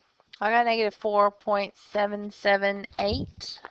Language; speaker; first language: English; native; English